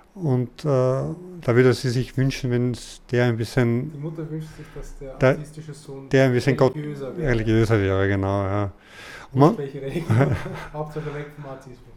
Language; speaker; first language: German; native; German